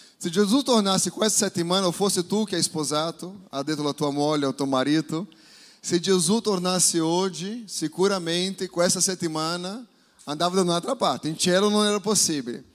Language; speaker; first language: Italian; non-native, fluent; Portuguese